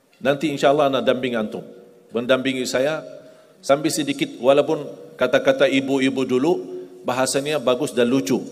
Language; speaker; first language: Malay; non-native, fluent; Arabic